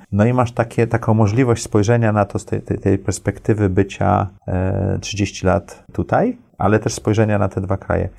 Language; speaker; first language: Polish; early bilingual, heritage; Polish